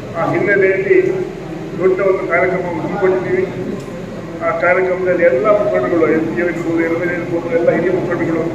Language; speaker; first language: Kannada; non-native, local second language; Urdu